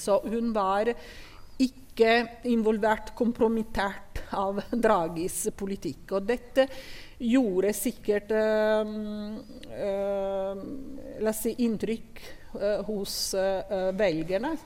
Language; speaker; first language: Norwegian; non-native, fluent; Italian